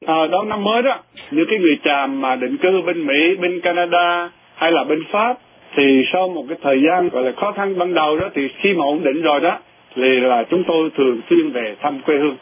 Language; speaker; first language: Vietnamese; non-native, local second language; Eastern Cham